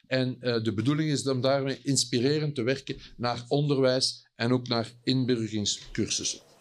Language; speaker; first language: Dutch; native; Dutch